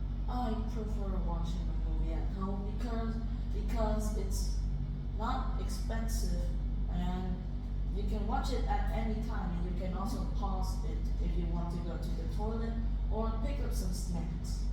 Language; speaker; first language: English; non-native, fluent; Vietnamese